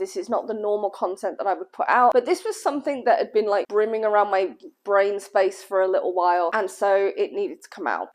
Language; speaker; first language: English; native; English